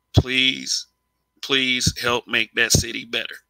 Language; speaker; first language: English; native; English